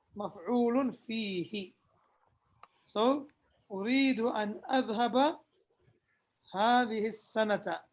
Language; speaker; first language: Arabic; non-native, fluent; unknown